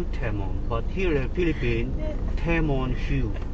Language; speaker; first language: English; non-native, learner; Korean